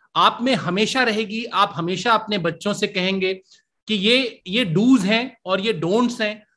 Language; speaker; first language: Hindi; native; Hindi